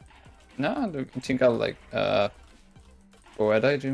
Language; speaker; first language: Welsh; non-native, local second language; English